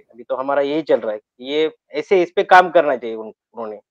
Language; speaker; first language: Hindi; native; Hindi